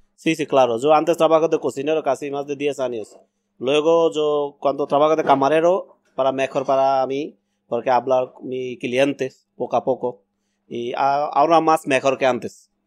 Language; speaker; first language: Spanish; non-native, learner; Bangla